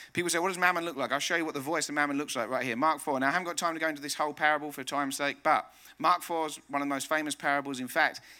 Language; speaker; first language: English; native; English